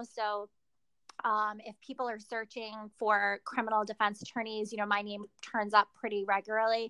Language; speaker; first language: English; native; English